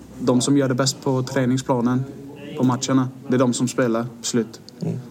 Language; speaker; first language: Swedish; non-native, fluent; Danish